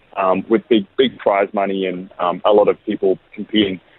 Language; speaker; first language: English; native; English